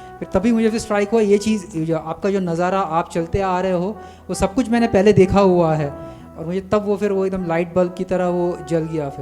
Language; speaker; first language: Hindi; native; Hindi